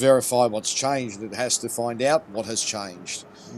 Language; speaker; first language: English; native; English